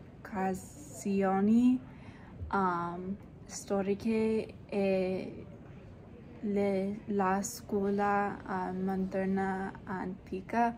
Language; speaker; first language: Italian; non-native, learner; English